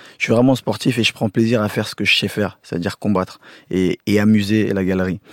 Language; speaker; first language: French; early bilingual, other home language; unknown